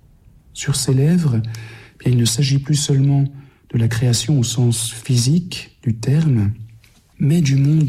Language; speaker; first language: French; native; French